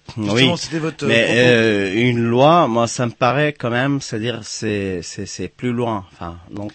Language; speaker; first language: French; non-native, local second language; Arabic